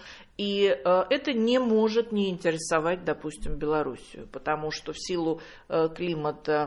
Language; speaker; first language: Russian; native; Russian